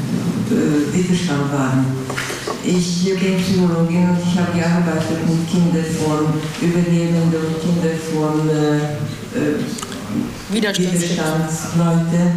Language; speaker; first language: German; non-native, fluent; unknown